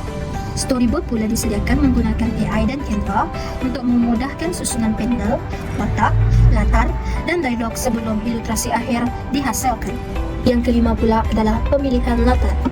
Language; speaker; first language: Malay; native; Malay